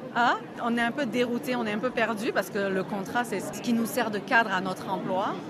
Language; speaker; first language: French; native; French